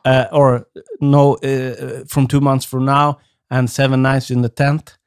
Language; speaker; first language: English; non-native, learner; Norwegian